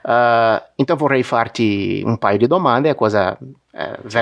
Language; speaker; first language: Italian; non-native, fluent; Portuguese